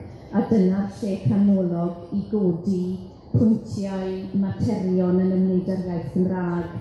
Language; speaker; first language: Welsh; native; Welsh